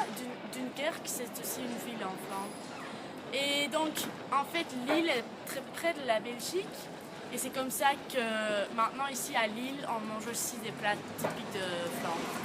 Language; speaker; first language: French; non-native, learner; Dutch